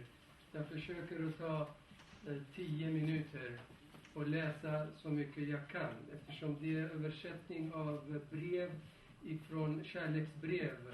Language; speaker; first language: Swedish; non-native, fluent; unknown